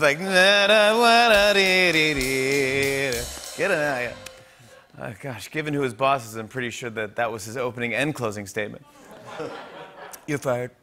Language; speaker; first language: English; native; English